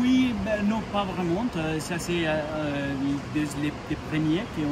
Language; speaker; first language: French; non-native, learner; Spanish